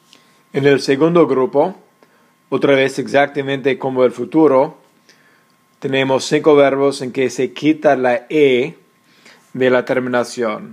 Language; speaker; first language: Spanish; non-native, fluent; English